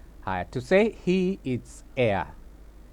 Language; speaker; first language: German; non-native, fluent; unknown